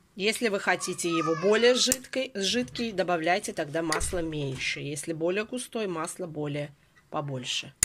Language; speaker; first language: Russian; native; Russian